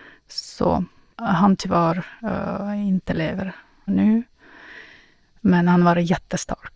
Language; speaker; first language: Swedish; non-native, fluent; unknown